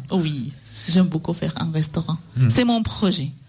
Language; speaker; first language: French; non-native, learner; Arabic